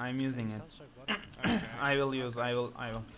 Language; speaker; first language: English; non-native, learner; Turkish